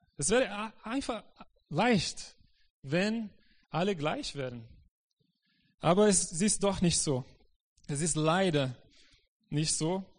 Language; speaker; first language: German; non-native, fluent; Portuguese